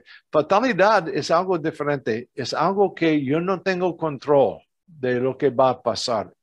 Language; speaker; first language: Spanish; non-native, fluent; English